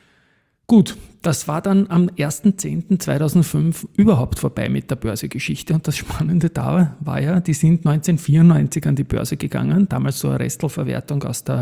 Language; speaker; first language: German; native; German